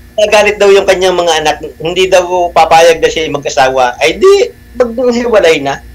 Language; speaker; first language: Filipino; native; Filipino